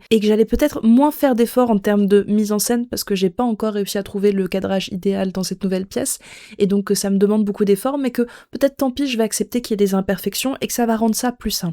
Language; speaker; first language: French; native; French